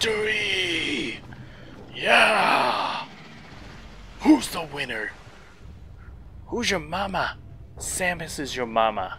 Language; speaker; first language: English; native; English